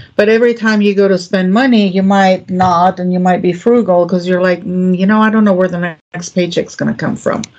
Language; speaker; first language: English; non-native, fluent; Greek